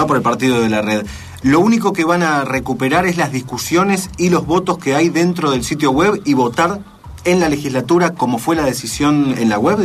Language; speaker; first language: Spanish; native; Spanish